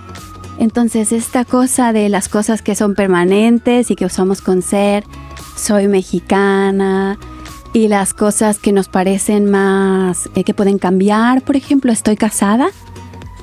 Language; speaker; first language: Spanish; native; Spanish